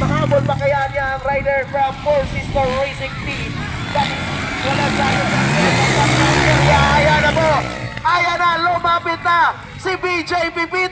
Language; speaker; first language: Filipino; non-native, local second language; Cebuano